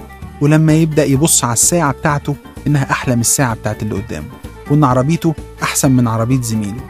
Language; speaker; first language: Arabic; native; Arabic